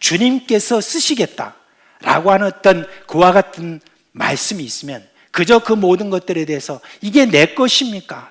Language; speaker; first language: Korean; native; Korean